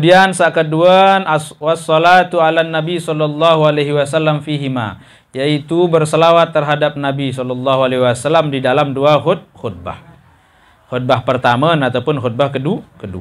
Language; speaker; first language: Indonesian; non-native, local second language; Sasak